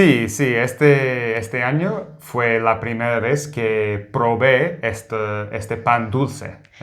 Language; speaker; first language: Spanish; non-native, fluent; English